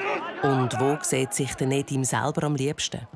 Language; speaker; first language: German; native; German